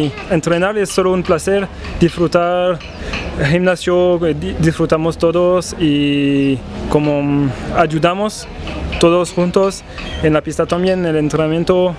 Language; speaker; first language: Spanish; non-native, fluent; French